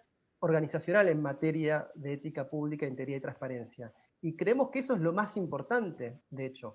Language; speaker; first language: Spanish; native; Spanish